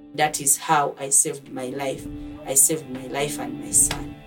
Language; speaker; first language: English; non-native, fluent; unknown